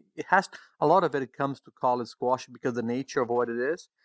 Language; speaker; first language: English; non-native, fluent; Portuguese